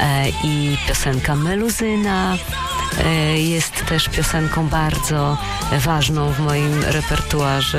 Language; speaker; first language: Polish; native; Polish